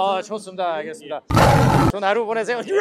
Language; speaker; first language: Korean; non-native, fluent; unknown